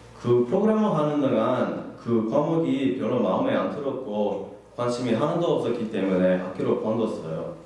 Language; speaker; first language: Korean; non-native, fluent; English